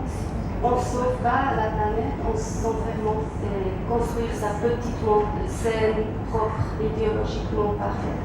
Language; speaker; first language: French; non-native, local second language; German